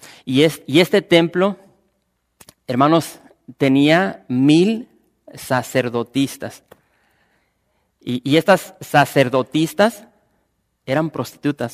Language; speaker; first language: Spanish; native; Spanish